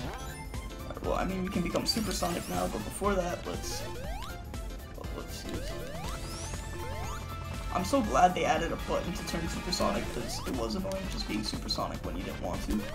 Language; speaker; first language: English; native; English